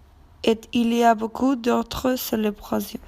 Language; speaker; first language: French; non-native, learner; Spanish